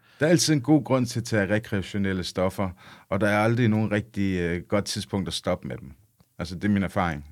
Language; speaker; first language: Danish; early bilingual, other home language; English